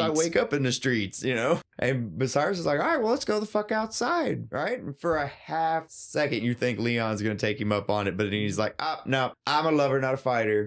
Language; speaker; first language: English; native; English